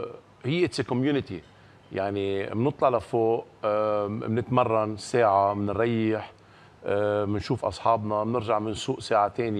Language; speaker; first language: Arabic; native; Arabic